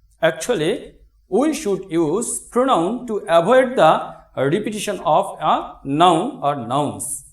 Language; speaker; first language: English; non-native, local second language; Bangla